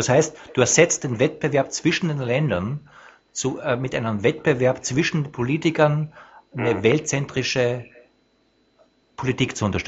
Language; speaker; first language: German; native; German